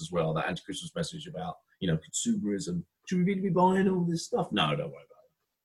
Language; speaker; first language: English; native; English